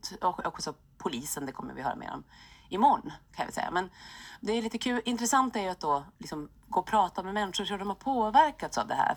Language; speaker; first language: Swedish; native; Swedish